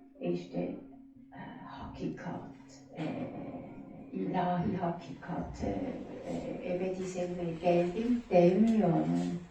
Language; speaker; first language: Turkish; non-native, learner; German